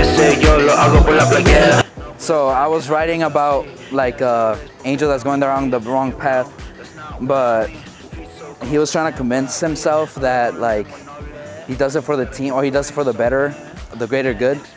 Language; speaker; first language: English; native; English